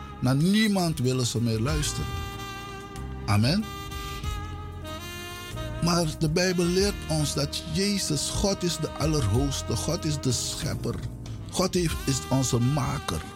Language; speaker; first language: Dutch; non-native, local second language; Sranan Tongo